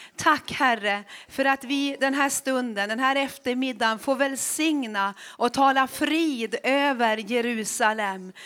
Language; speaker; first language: Swedish; native; Swedish